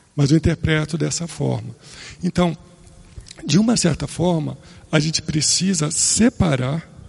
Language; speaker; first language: Portuguese; native; Portuguese